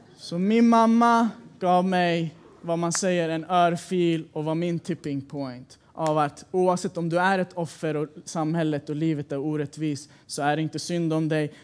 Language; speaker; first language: Swedish; early bilingual, other home language; Persian